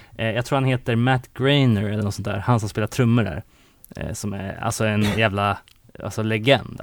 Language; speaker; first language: Swedish; native; Swedish